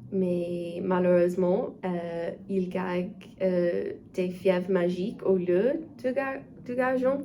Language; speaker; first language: French; non-native, learner; English